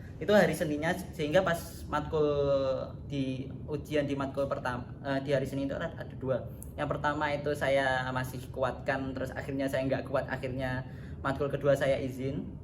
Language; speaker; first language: Indonesian; native; Indonesian